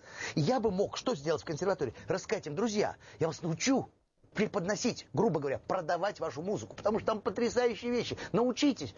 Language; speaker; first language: Russian; native; Russian